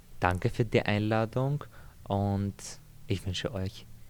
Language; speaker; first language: German; non-native, fluent; Arabic